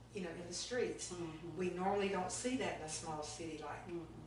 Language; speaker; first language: English; native; English